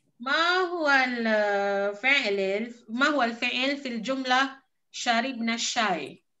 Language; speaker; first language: Arabic; non-native, fluent; Malay